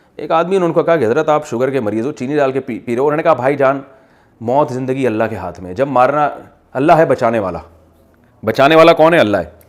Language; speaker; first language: Urdu; native; Urdu